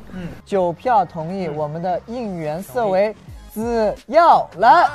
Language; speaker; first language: Chinese; native; Chinese